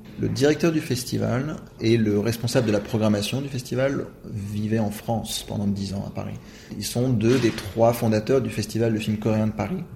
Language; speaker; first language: French; native; French